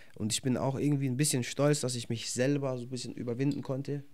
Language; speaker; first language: German; native; German